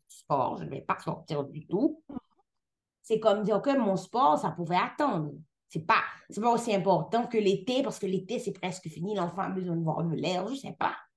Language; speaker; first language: French; non-native, local second language; Haitian Creole